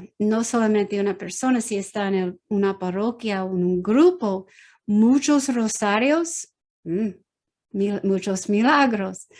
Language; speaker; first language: Spanish; non-native, learner; English